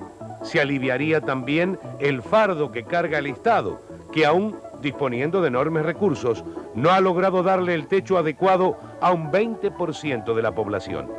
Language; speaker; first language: Spanish; native; Spanish